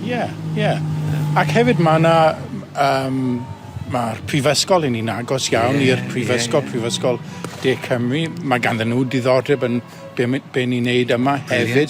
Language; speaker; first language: Welsh; native; Welsh